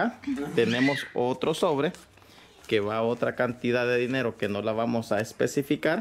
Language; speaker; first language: Spanish; native; Spanish